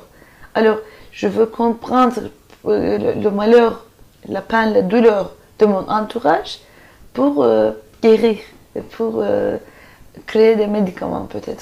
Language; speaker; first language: French; non-native, fluent; Turkish